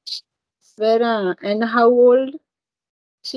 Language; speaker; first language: English; non-native, learner; Marathi